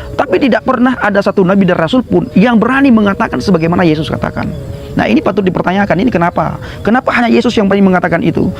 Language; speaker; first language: Indonesian; non-native, local second language; Achinese